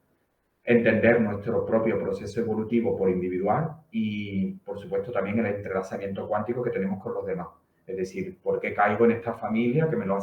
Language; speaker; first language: Spanish; native; Spanish